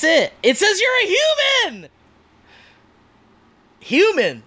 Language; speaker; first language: English; native; English